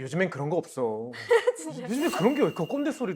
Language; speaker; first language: Korean; native; Korean